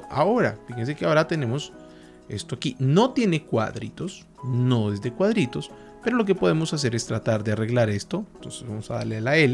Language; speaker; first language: Spanish; native; Spanish